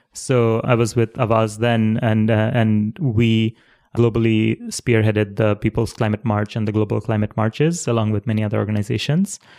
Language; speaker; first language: English; non-native, local second language; Bangla